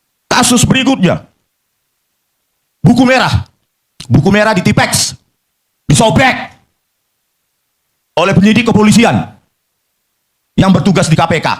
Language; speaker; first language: Indonesian; native; Indonesian